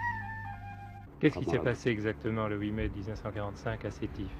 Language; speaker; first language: French; native; French